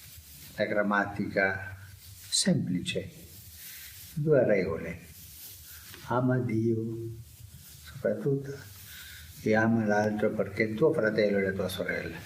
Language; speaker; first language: Italian; non-native, fluent; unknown